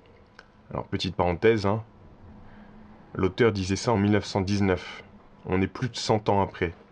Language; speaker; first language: French; native; French